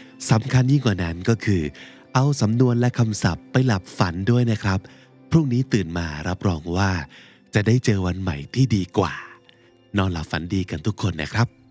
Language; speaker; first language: Thai; native; Thai